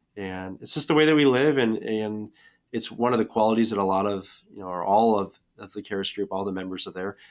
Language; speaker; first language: English; native; English